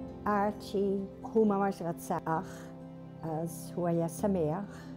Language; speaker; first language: Hebrew; non-native, learner; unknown